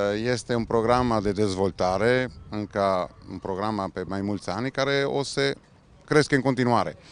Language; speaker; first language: Romanian; non-native, fluent; Italian